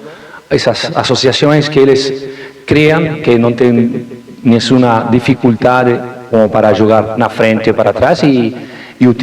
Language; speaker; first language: Portuguese; non-native, fluent; Spanish